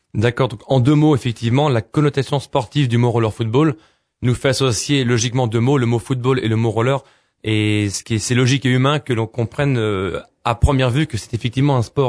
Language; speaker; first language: French; native; French